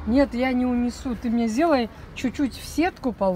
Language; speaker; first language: Russian; native; Russian